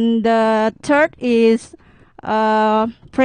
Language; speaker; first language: English; non-native, learner; Indonesian